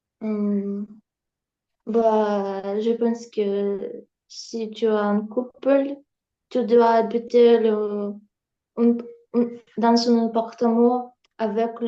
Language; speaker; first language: French; non-native, learner; Ukrainian